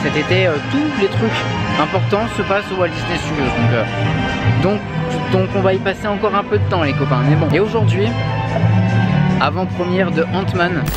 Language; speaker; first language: French; native; French